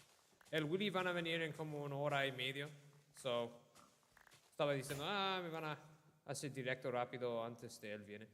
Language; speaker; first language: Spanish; early bilingual, heritage; Spanish